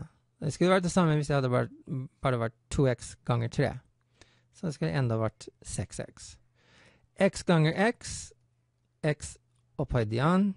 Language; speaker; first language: Norwegian; non-native, fluent; English